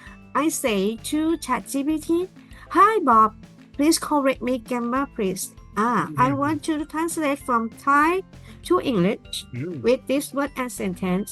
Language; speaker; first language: English; non-native, learner; Thai